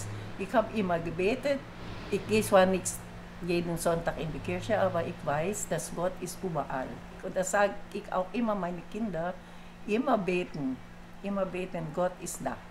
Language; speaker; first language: German; non-native, fluent; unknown